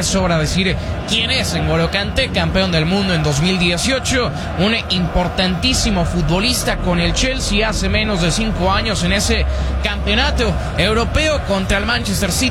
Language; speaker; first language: Spanish; native; Spanish